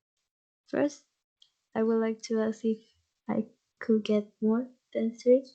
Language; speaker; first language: English; non-native, fluent; Spanish